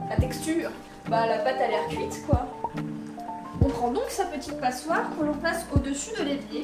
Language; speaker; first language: French; native; French